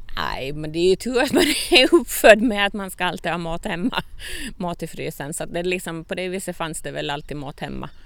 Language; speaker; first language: Swedish; native; Swedish